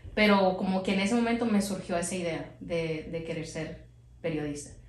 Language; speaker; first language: Spanish; early bilingual, heritage; Spanish